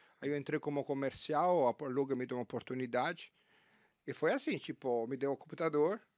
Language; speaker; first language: Portuguese; non-native, fluent; Italian